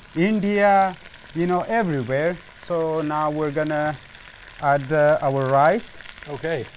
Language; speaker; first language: English; non-native, fluent; Pashto